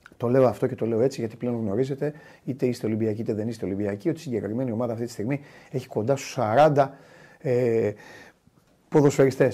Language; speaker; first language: Greek; native; Greek